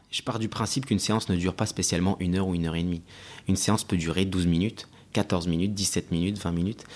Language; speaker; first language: French; early bilingual, other home language; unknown